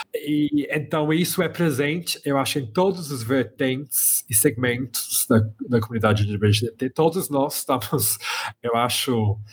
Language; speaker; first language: Portuguese; non-native, fluent; English